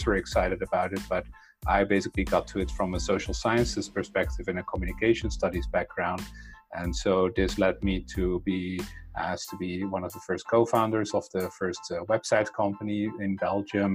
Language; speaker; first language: English; non-native, fluent; Dutch